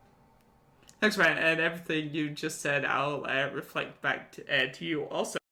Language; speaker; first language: English; native; English